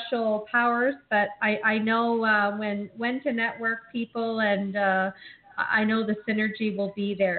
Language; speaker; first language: English; native; English